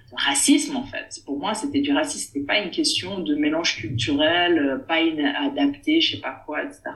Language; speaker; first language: French; native; French